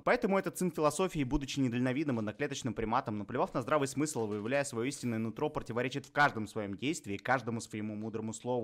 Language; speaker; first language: Russian; native; Russian